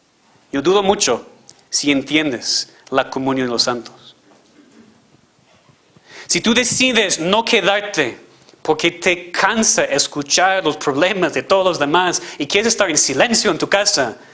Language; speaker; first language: Spanish; non-native, fluent; English